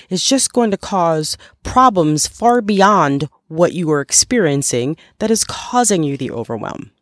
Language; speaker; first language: English; native; English